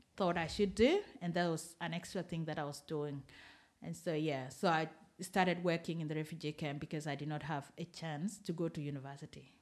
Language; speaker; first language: English; non-native, fluent; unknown